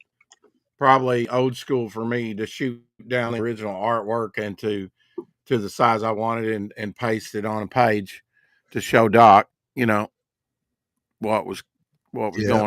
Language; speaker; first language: English; native; English